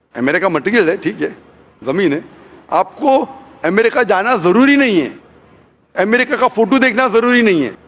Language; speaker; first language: Hindi; non-native, local second language; Konkani